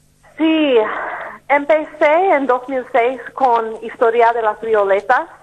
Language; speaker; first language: Spanish; non-native, fluent; English